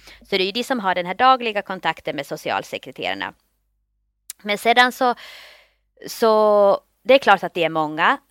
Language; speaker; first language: Swedish; native; Swedish